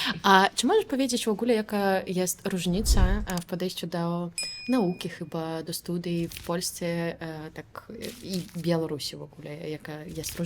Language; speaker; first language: Polish; non-native, fluent; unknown